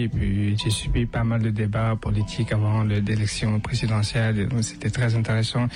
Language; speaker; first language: French; non-native, fluent; Tibetan